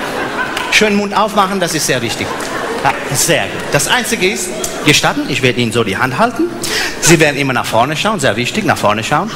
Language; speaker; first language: German; non-native, fluent; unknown